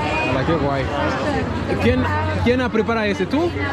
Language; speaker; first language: Spanish; non-native, learner; Swahili